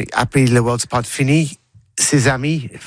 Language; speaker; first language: French; non-native, learner; English